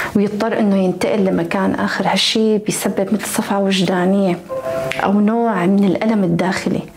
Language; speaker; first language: Arabic; native; Arabic